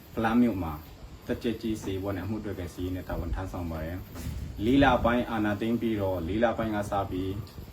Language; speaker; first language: Burmese; non-native, local second language; Hakha Chin